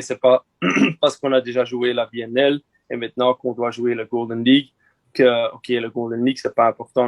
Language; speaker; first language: French; non-native, local second language; Dutch